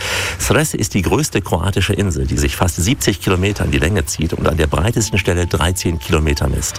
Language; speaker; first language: German; native; German